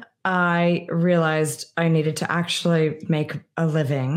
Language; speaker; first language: English; native; English